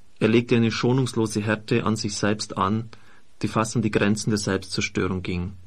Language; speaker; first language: German; native; German